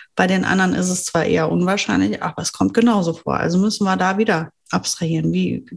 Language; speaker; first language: German; non-native, fluent; French